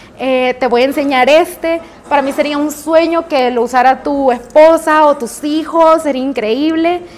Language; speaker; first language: Spanish; native; Spanish